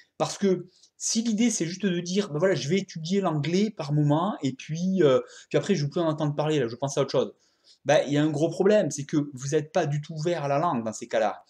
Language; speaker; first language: French; native; French